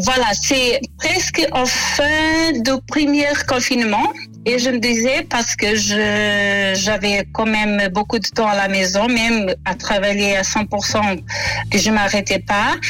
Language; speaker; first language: French; non-native, fluent; Portuguese